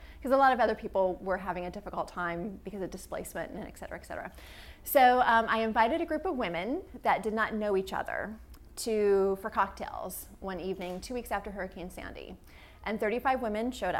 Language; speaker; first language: English; native; English